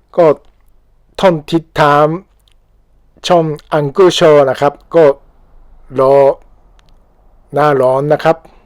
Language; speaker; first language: Thai; non-native, learner; Japanese